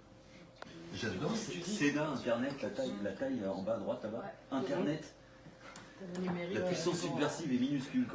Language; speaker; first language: French; native; French